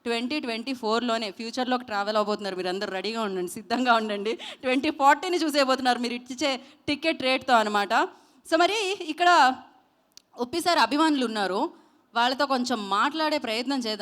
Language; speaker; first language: Telugu; native; Telugu